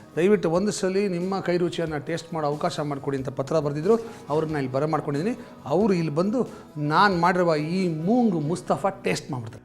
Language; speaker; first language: Kannada; native; Kannada